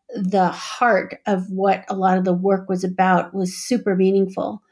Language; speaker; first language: English; native; English